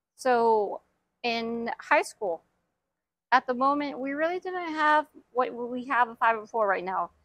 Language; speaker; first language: English; native; English